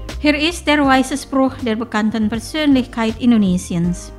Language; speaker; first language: German; non-native, fluent; Indonesian